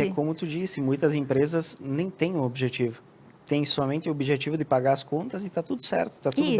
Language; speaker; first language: Portuguese; native; Portuguese